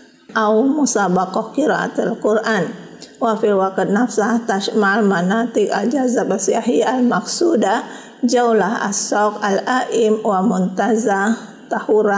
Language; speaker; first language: Arabic; non-native, fluent; Indonesian